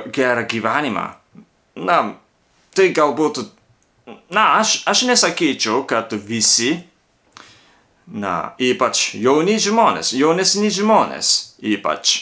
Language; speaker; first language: Lithuanian; non-native, learner; Japanese